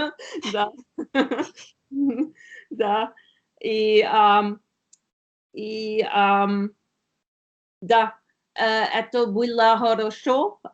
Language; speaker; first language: Russian; non-native, learner; German